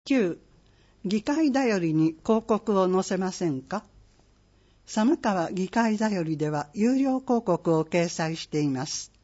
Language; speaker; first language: Japanese; native; Japanese